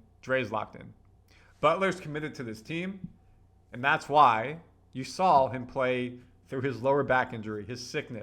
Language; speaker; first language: English; native; English